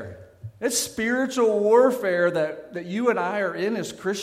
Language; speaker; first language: English; native; English